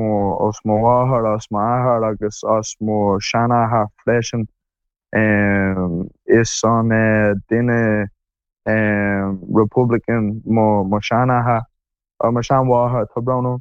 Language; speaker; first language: Irish; non-native, learner; English